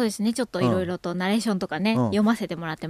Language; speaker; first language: Japanese; native; Japanese